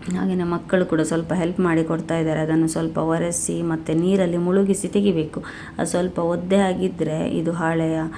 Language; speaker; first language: Kannada; non-native, local second language; Tulu